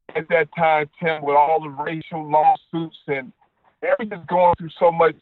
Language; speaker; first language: English; native; English